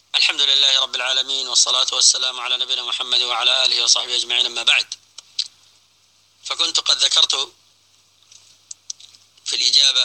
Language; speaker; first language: Arabic; native; Arabic